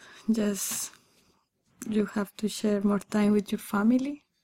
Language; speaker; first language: English; non-native, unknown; Spanish